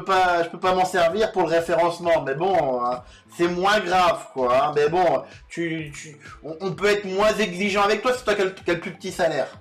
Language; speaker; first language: French; native; French